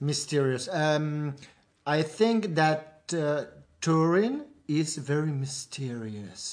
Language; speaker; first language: English; non-native, learner; Italian